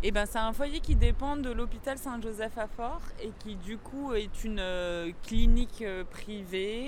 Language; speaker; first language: French; native; French